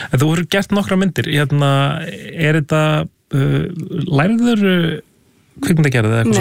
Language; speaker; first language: Icelandic; native; Icelandic